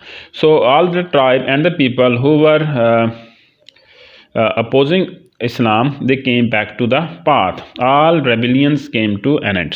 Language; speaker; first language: English; non-native, local second language; Urdu